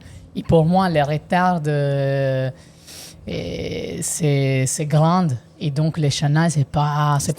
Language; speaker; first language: French; non-native, learner; Italian